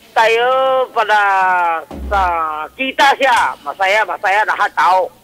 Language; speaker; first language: Filipino; non-native, learner; Chinese